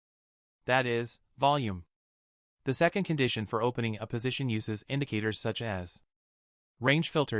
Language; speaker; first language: English; non-native, fluent; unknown